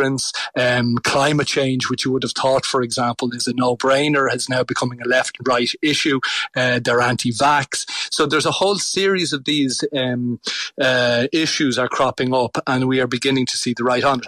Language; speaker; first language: English; native; English